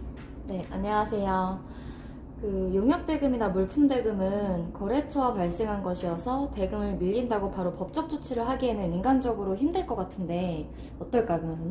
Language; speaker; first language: Korean; native; Korean